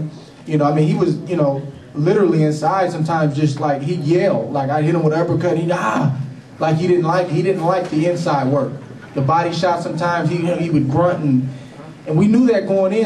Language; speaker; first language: English; native; English